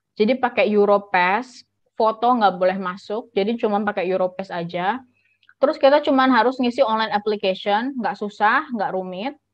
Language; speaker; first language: Indonesian; native; Indonesian